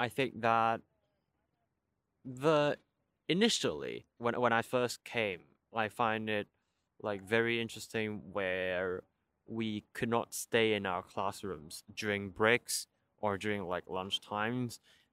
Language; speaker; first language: English; non-native, local second language; Cantonese